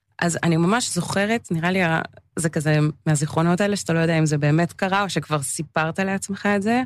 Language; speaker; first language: Hebrew; early bilingual, other home language; English